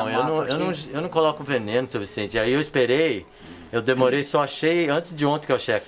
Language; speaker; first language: Portuguese; native; Portuguese